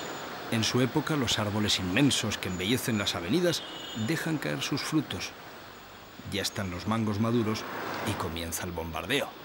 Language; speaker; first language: Spanish; native; Spanish